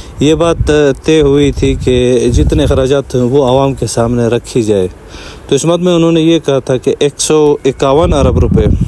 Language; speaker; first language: Urdu; non-native, local second language; Shina